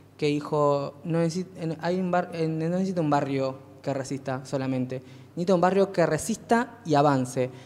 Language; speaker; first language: Spanish; native; Spanish